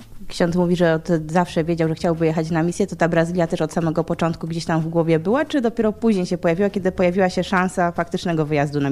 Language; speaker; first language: Polish; native; Polish